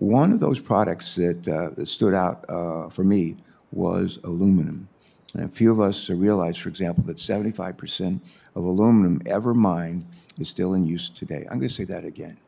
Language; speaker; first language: English; native; English